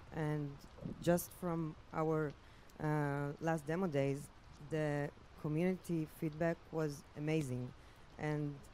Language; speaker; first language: English; non-native, fluent; Hebrew